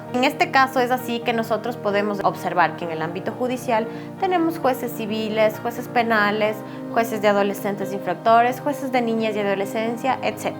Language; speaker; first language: Spanish; native; Spanish